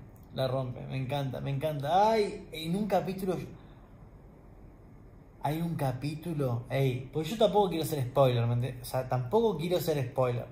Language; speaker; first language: Spanish; native; Spanish